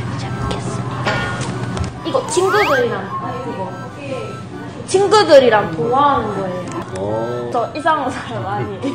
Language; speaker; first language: Korean; non-native, fluent; Japanese